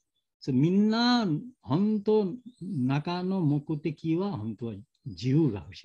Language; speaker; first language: Japanese; non-native, learner; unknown